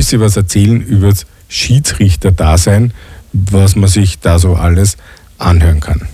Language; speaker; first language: German; native; German